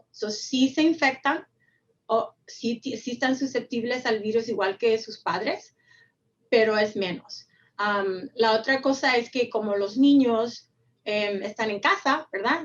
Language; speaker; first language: Spanish; early bilingual, heritage; Spanish